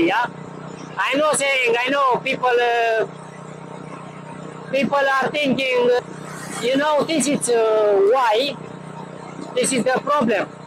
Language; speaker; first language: English; non-native, learner; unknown